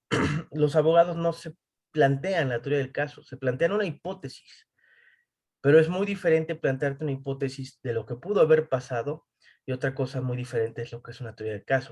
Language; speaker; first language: Spanish; native; Spanish